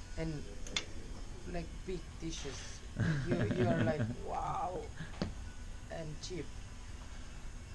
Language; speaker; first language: English; non-native, learner; Spanish